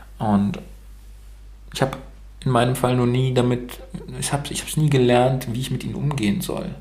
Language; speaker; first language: German; early bilingual, other home language; Romanian